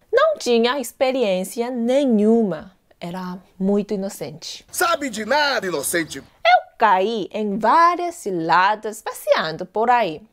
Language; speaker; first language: Portuguese; non-native, fluent; Korean